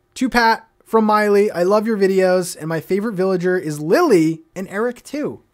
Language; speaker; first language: English; native; English